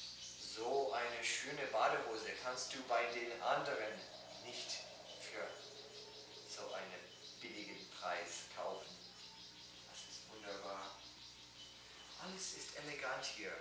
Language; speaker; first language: German; non-native, learner; English